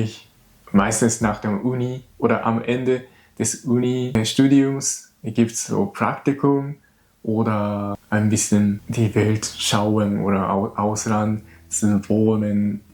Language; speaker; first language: German; non-native, learner; Japanese